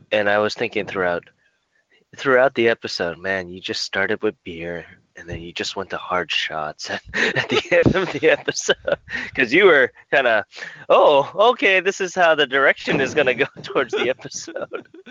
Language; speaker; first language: English; native; English